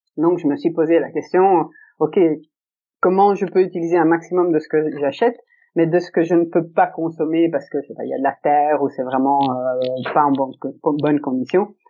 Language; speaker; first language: French; early bilingual, other home language; Italian